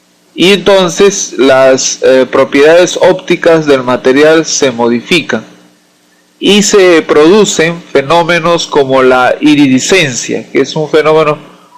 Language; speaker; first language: Spanish; native; Spanish